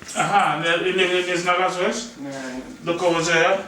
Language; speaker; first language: Polish; non-native, fluent; Igbo